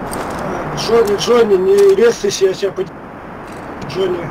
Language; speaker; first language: Russian; native; Russian